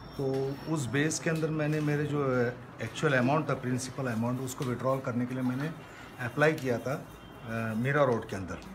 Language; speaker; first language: Hindi; non-native, local second language; Urdu